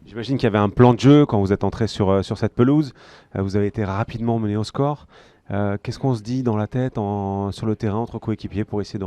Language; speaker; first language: French; native; French